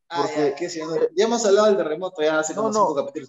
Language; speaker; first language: Spanish; native; Spanish